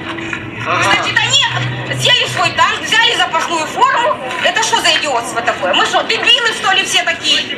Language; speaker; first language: Russian; native; Russian